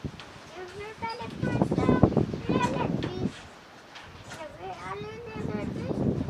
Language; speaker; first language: French; non-native, learner; Haitian Creole